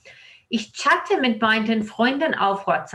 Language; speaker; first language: German; non-native, fluent; English